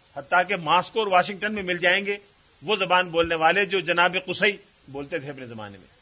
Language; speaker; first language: Urdu; native; Urdu